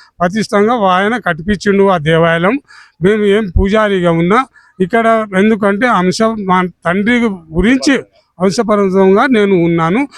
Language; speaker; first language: Telugu; non-native, local second language; Lambadi